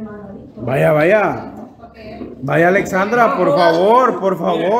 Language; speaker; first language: Spanish; native; Spanish